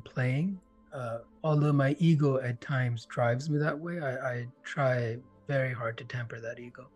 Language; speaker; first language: English; non-native, local second language; Hindi